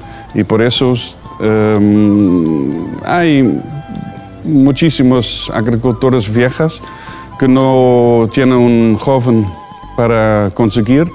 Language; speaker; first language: Spanish; non-native, learner; Dutch